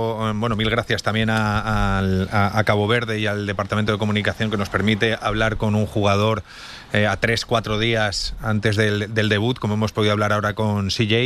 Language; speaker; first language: Spanish; native; Spanish